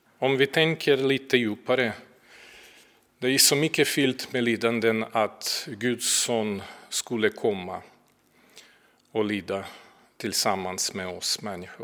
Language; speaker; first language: Swedish; non-native, fluent; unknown